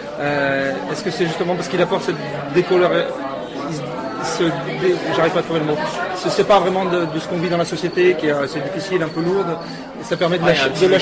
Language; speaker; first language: French; native; French